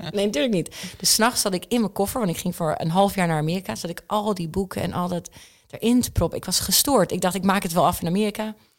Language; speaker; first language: Dutch; early bilingual, other home language; Czech